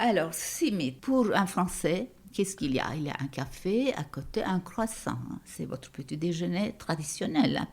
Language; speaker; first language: French; non-native, fluent; Turkish